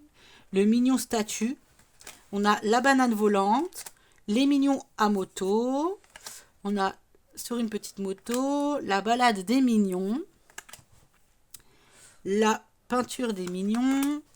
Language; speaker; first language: French; native; French